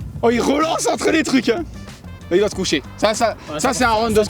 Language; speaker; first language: French; native; French